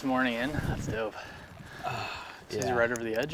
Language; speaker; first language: English; native; English